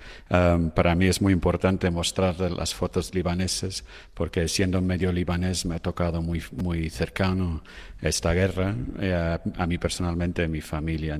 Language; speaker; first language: Spanish; non-native, fluent; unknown